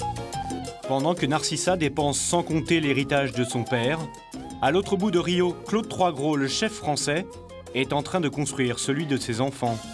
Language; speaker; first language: French; native; French